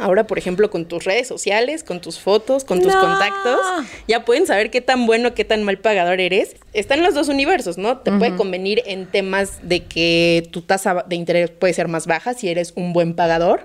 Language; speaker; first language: Spanish; native; Spanish